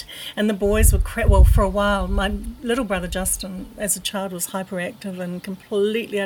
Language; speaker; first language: English; native; English